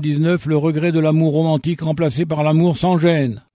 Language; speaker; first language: French; native; French